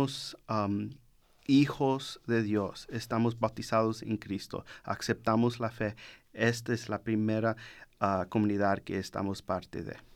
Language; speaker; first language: Spanish; early bilingual, heritage; Spanish